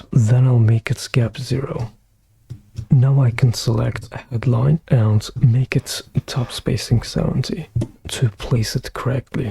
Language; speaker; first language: English; non-native, fluent; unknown